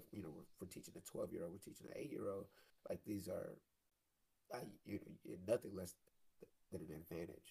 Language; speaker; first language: English; native; English